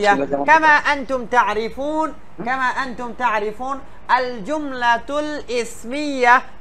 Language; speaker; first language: Arabic; non-native, fluent; Bangla